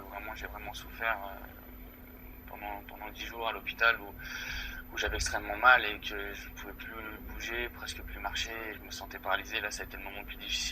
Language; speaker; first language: French; native; French